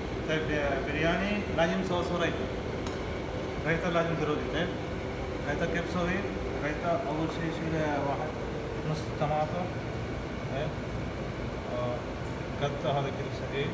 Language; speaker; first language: Arabic; non-native, learner; Urdu